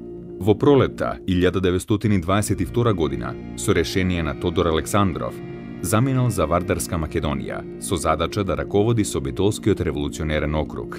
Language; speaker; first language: Macedonian; native; Macedonian